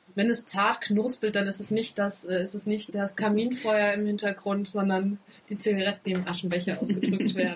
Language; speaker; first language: German; native; German